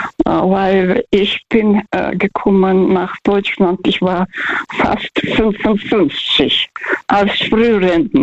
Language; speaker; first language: German; non-native, fluent; Russian